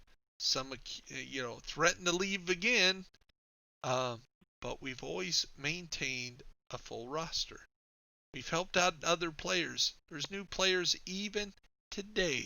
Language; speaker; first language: English; native; English